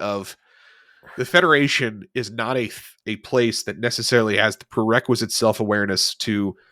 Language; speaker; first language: English; native; English